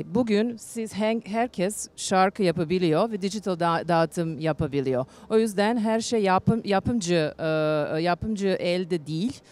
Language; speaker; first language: Turkish; non-native, learner; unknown